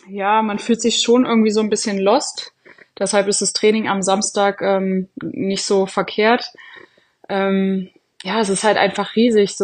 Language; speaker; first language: German; native; German